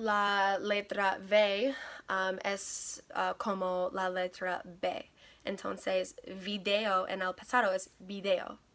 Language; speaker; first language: Spanish; non-native, learner; English